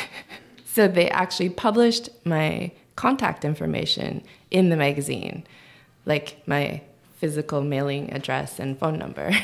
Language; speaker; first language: English; early bilingual, other home language; Korean